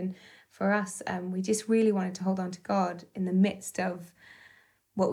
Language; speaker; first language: English; native; English